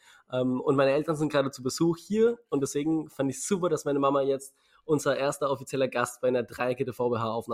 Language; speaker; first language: German; native; German